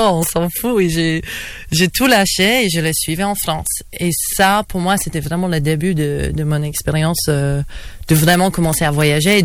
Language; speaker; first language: French; non-native, fluent; English